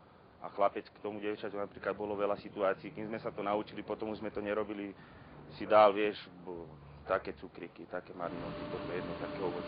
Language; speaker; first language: Slovak; native; Slovak